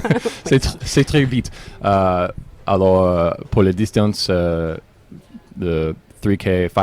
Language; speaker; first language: French; non-native, learner; English